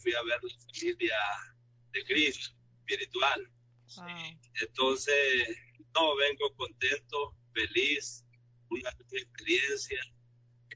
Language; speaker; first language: Spanish; native; Spanish